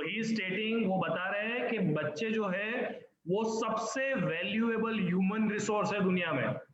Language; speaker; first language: Hindi; non-native, local second language; Gujarati